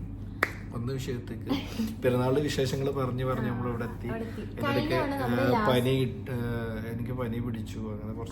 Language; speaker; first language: Malayalam; native; Malayalam